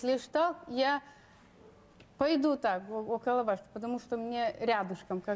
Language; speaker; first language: Russian; non-native, local second language; Lithuanian